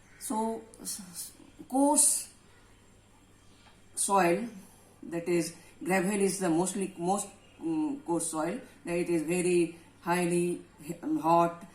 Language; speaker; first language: English; non-native, local second language; Hindi